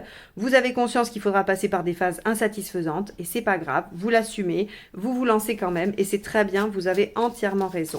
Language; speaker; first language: French; native; French